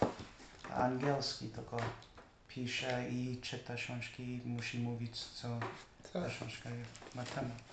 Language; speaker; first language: Polish; early bilingual, heritage; English